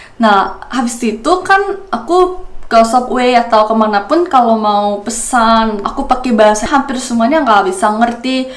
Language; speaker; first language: Indonesian; non-native, fluent; Korean